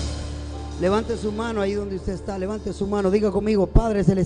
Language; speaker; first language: Spanish; native; Spanish